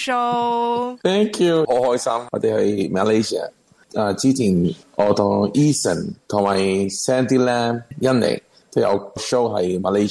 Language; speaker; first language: Cantonese; non-native, learner; Spanish